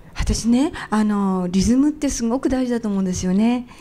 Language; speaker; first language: Japanese; native; Japanese